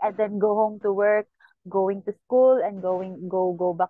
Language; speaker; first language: English; non-native, local second language; Cebuano